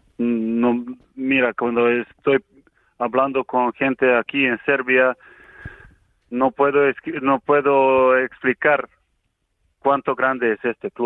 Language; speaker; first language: Spanish; non-native, learner; Serbian